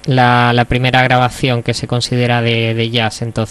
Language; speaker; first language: Spanish; native; Spanish